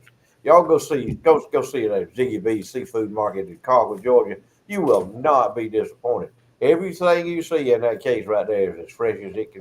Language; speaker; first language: English; native; English